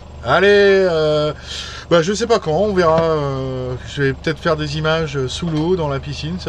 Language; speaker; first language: French; native; French